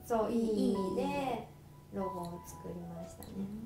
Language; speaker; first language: Japanese; non-native, fluent; Chinese